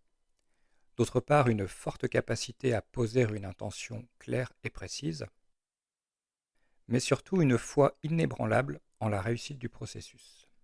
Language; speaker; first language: French; native; French